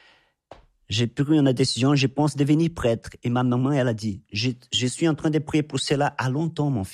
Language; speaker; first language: French; non-native, fluent; Portuguese